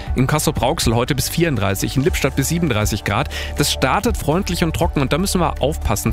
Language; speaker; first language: German; native; German